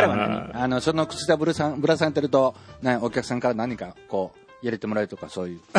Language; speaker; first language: Japanese; native; Japanese